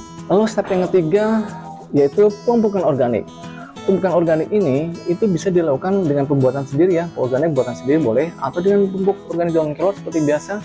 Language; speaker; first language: Indonesian; native; Indonesian